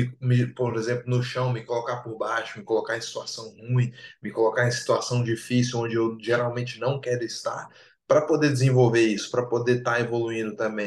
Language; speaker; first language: Portuguese; native; Portuguese